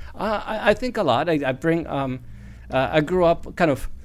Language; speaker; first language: English; non-native, fluent; Spanish